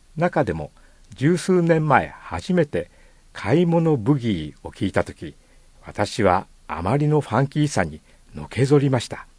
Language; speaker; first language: Japanese; native; Japanese